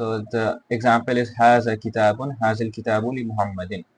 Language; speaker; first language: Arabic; non-native, fluent; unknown